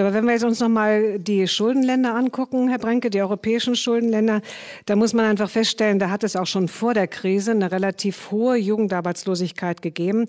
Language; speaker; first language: German; native; German